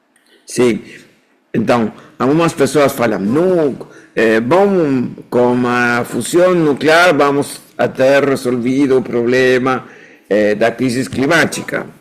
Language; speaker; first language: Portuguese; non-native, fluent; Spanish